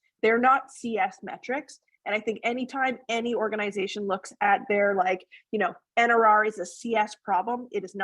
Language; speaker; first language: English; native; English